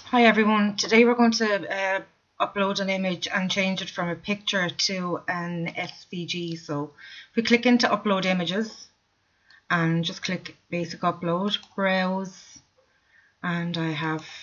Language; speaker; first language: English; native; English